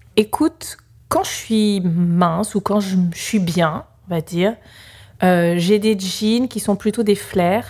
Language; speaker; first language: French; native; French